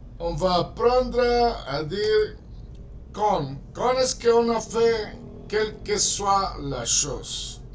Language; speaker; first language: French; non-native, fluent; Spanish